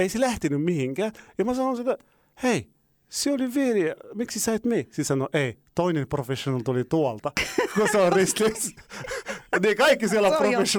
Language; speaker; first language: Finnish; non-native, fluent; Arabic